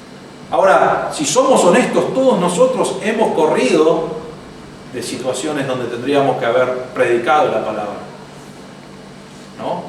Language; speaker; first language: Spanish; native; Spanish